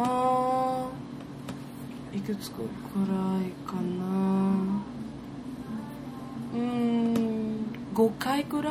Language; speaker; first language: Japanese; non-native, learner; German